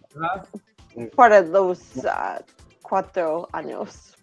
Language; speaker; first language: Spanish; non-native, learner; English